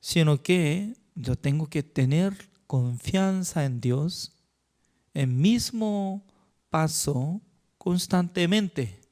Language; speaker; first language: Spanish; non-native, learner; Korean